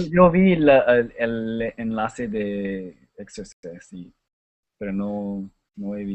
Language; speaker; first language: Spanish; non-native, learner; English